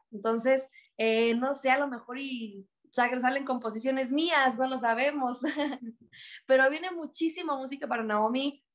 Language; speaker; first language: Spanish; native; Spanish